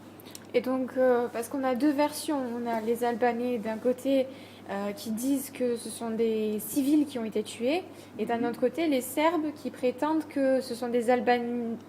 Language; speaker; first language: French; native; French